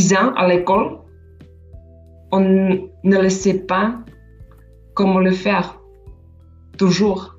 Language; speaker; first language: French; non-native, fluent; Slovak